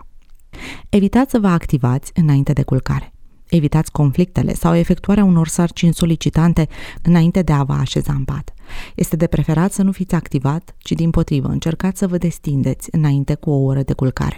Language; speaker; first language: Romanian; native; Romanian